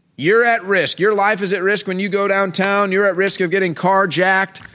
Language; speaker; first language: English; native; English